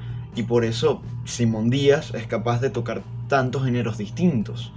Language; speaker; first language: Spanish; native; Spanish